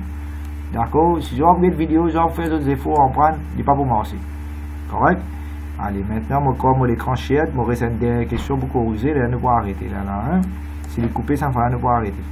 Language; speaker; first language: French; non-native, local second language; Morisyen